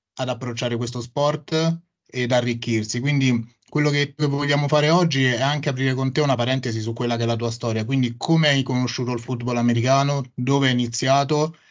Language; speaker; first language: Italian; non-native, fluent; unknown